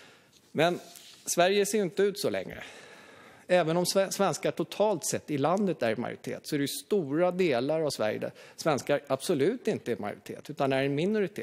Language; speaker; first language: Swedish; native; Swedish